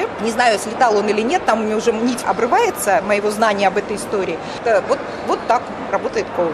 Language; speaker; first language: Russian; native; Russian